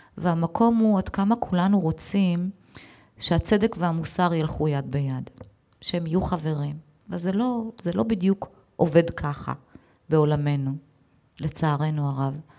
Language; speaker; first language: Hebrew; native; Hebrew